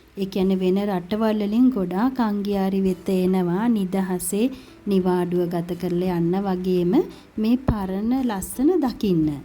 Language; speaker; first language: Sinhala; native; Sinhala